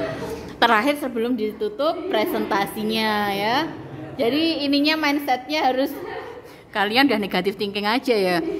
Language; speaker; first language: Indonesian; native; Indonesian